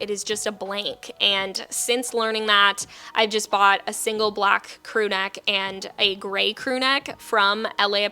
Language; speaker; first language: English; native; English